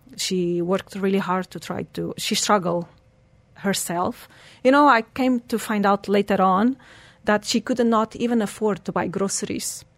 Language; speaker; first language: English; non-native, fluent; Portuguese